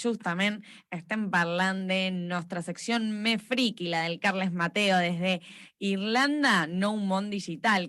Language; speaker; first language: Catalan; non-native, local second language; Spanish